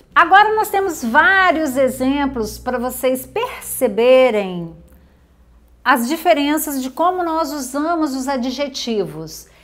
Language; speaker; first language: Portuguese; native; Portuguese